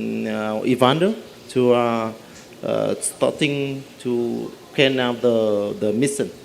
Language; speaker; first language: English; non-native, learner; Vietnamese